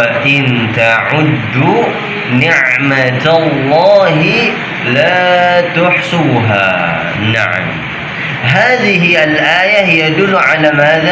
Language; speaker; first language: Arabic; non-native, fluent; Indonesian